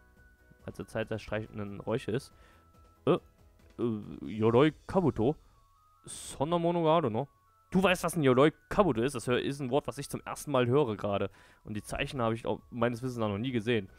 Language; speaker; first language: German; native; German